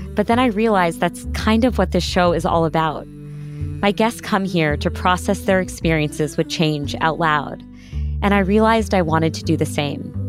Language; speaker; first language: English; early bilingual, other home language; Hindi